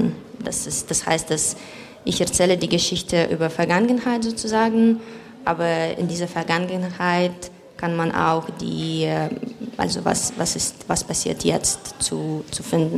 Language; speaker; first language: German; non-native, fluent; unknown